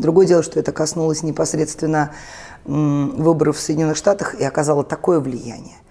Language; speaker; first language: Russian; native; Russian